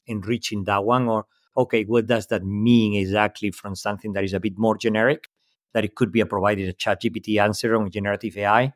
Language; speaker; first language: English; non-native, fluent; Spanish